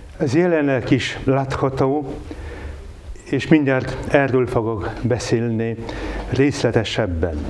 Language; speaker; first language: Hungarian; non-native, fluent; Polish